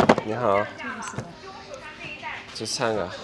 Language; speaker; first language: Chinese; non-native, learner; Turkish